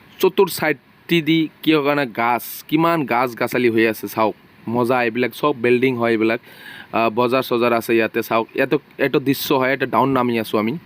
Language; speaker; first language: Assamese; non-native, local second language; Bangla